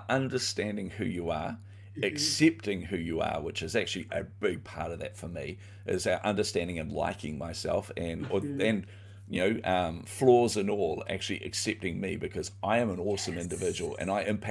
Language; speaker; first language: English; native; English